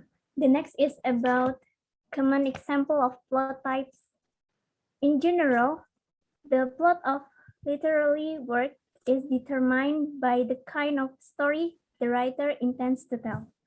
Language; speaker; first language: English; non-native, learner; Indonesian